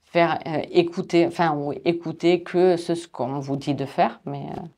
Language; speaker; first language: French; non-native, fluent; German